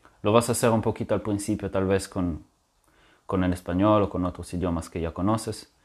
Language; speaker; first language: Spanish; non-native, fluent; French